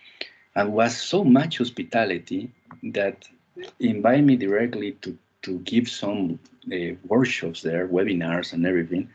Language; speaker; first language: English; non-native, fluent; Spanish